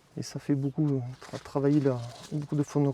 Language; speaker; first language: French; native; French